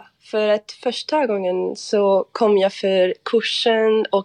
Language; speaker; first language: Swedish; non-native, fluent; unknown